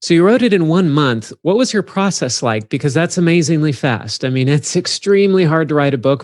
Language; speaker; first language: English; native; English